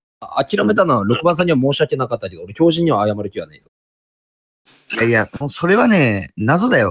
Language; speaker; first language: Japanese; native; Japanese